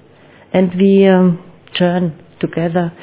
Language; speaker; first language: English; non-native, learner; German